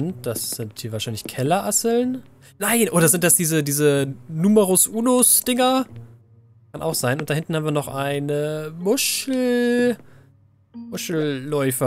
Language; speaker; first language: German; native; German